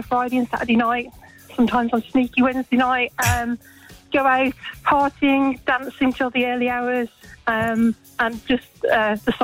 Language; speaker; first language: English; native; English